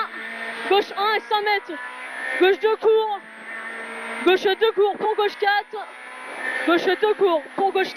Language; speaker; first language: French; native; French